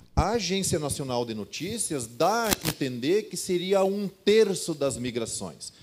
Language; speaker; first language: Portuguese; native; Portuguese